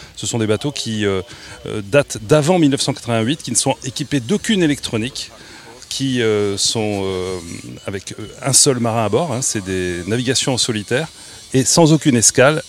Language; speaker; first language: French; native; French